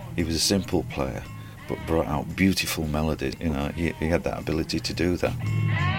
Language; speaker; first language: English; native; English